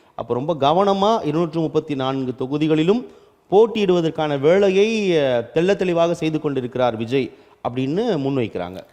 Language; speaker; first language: Tamil; native; Tamil